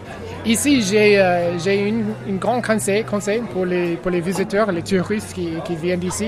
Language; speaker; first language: French; non-native, learner; English